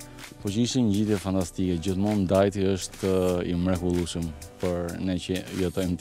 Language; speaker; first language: Albanian; native; Albanian